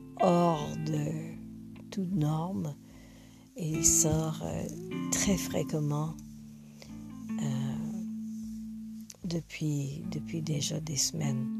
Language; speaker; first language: French; non-native, fluent; English